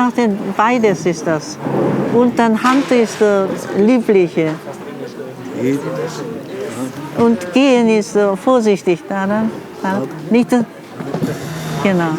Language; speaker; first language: German; non-native, fluent; Korean